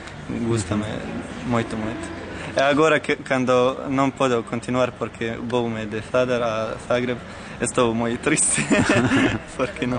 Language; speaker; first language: Galician; non-native, learner; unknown